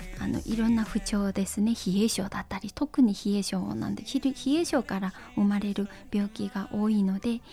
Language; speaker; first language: Japanese; non-native, fluent; Korean